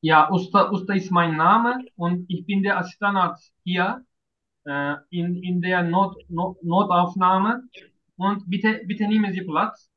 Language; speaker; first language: German; non-native, learner; Turkish